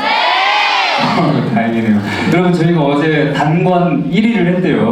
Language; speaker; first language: Korean; native; Korean